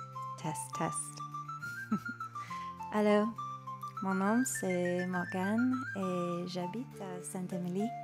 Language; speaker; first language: French; non-native, learner; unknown